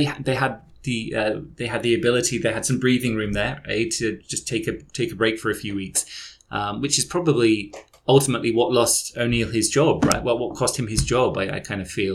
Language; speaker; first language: English; native; English